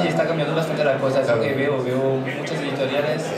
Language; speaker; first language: Spanish; non-native, fluent; French